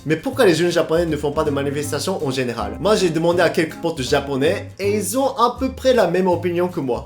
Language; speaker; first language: French; non-native, fluent; Japanese